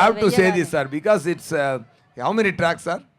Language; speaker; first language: Telugu; non-native, fluent; Tamil